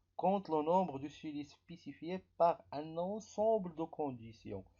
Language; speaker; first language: French; non-native, local second language; Arabic